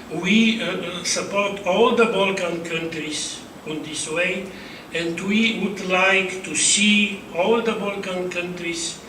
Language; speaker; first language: English; non-native, fluent; Bulgarian